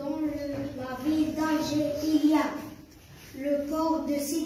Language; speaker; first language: French; non-native, learner; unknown